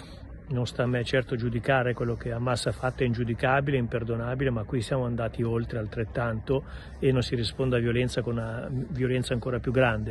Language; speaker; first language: Italian; native; Italian